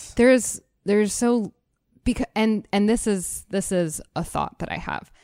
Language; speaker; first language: English; native; English